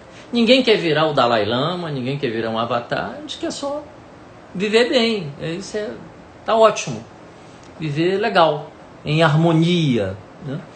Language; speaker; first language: Portuguese; native; Portuguese